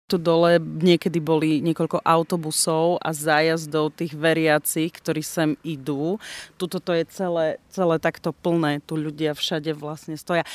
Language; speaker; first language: Slovak; native; Slovak